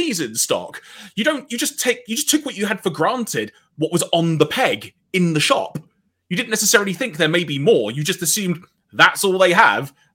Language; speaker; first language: English; native; English